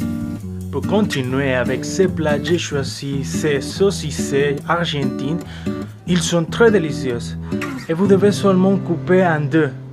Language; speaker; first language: French; non-native, learner; Spanish